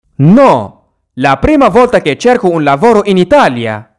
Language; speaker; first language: Italian; non-native, fluent; Arabic